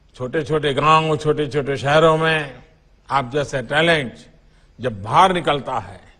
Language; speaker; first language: Hindi; non-native, local second language; Gujarati